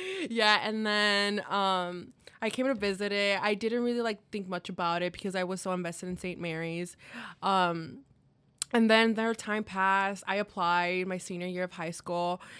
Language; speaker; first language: English; early bilingual, other home language; Spanish